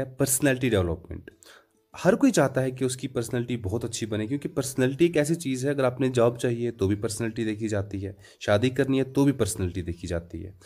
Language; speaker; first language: Urdu; non-native, local second language; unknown